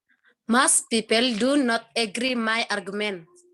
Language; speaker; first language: English; non-native, learner; Indonesian